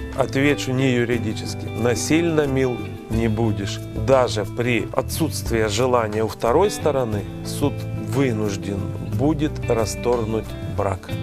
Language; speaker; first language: Russian; native; Russian